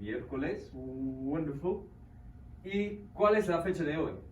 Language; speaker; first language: Spanish; non-native, fluent; English